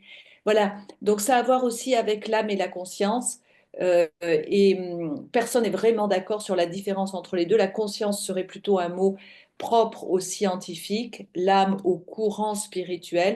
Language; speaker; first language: French; native; French